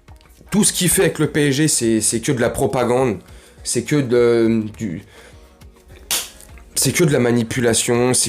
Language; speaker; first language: French; native; French